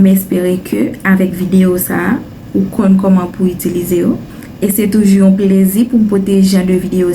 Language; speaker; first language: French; non-native, learner; Haitian Creole